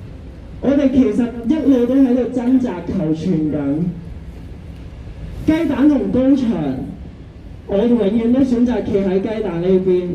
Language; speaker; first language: Cantonese; native; Cantonese